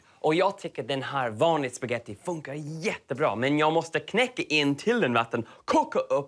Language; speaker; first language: Swedish; non-native, learner; English